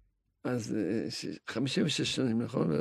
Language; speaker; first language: Hebrew; non-native, fluent; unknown